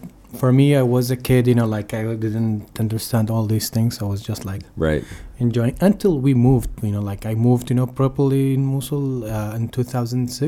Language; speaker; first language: English; non-native, fluent; Arabic